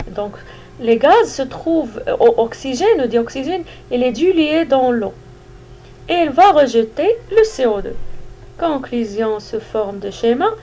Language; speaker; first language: French; non-native, local second language; Arabic